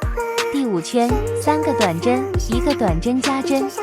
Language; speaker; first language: Chinese; native; Chinese